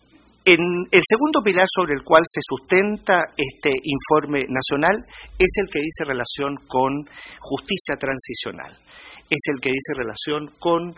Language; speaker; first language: Spanish; native; Spanish